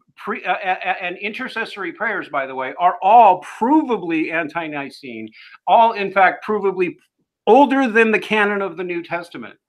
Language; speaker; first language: English; native; English